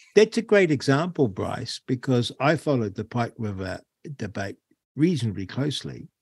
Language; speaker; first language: English; native; English